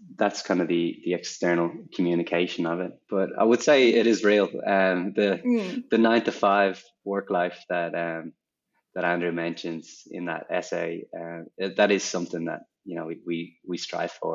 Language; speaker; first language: English; native; English